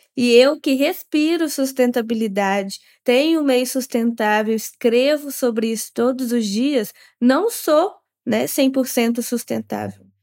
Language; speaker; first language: Portuguese; native; Portuguese